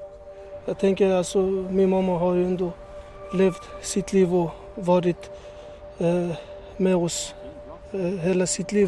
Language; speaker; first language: Swedish; early bilingual, other home language; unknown